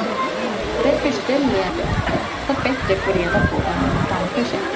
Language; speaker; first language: Swedish; native; Swedish